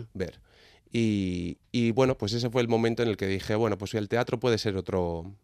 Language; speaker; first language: Spanish; native; Spanish